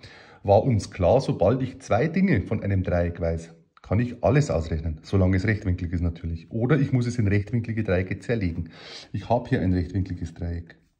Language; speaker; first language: German; native; German